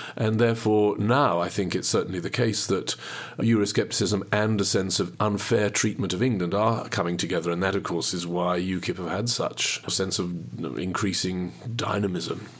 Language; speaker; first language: English; native; English